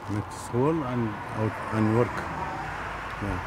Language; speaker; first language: Dutch; non-native, learner; Arabic